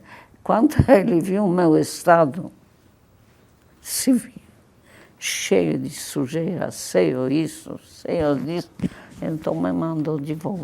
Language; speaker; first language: Portuguese; non-native, fluent; Polish